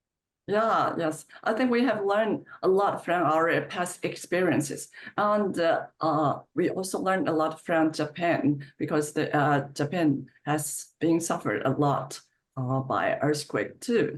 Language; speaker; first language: English; non-native, fluent; Chinese